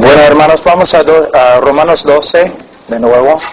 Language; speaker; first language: Spanish; non-native, fluent; English